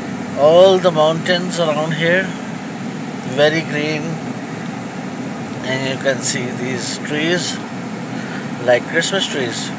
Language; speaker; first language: English; non-native, fluent; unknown